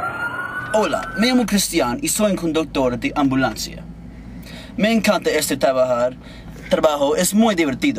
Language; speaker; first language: Spanish; non-native, learner; English